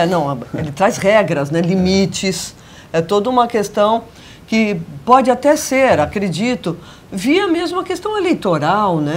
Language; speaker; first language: Portuguese; native; Portuguese